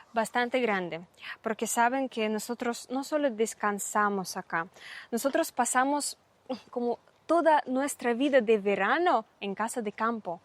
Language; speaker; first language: Spanish; non-native, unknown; Russian